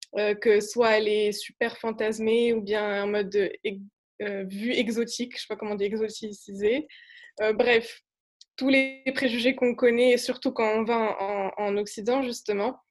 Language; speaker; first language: French; non-native, local second language; Arabic